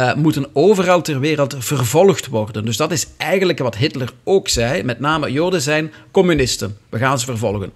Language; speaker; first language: Dutch; native; Dutch